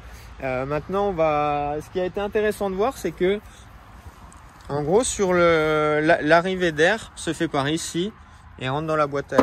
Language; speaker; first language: French; native; French